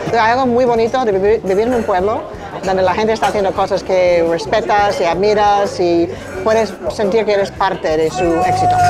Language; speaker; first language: Spanish; non-native, fluent; English